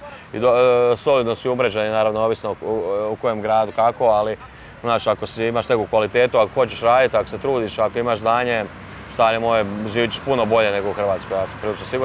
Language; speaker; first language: Serbian; native; Serbian